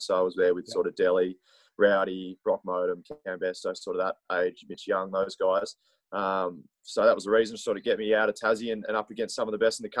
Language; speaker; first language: English; native; English